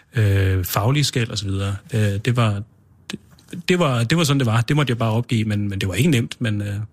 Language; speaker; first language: Danish; native; Danish